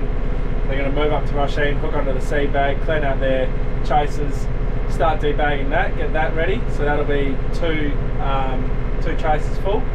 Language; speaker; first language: English; native; English